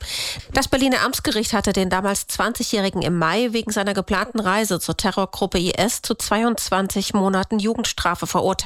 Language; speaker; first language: German; native; German